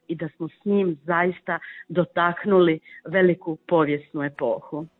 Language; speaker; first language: Croatian; native; Croatian